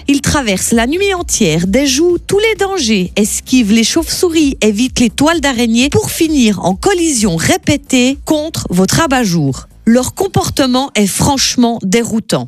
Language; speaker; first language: French; native; French